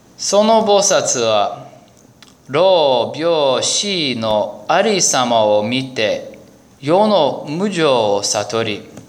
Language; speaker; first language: Japanese; non-native, fluent; English